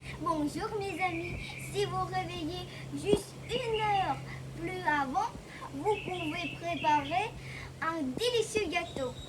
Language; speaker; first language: French; non-native, learner; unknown